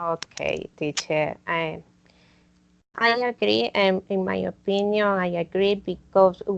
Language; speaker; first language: English; non-native, learner; Spanish